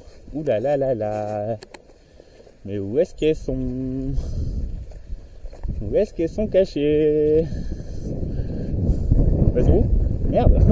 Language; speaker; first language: French; native; French